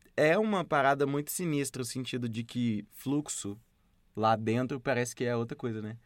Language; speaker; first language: Portuguese; native; Portuguese